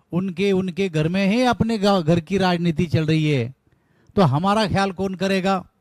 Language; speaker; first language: Hindi; non-native, local second language; Marathi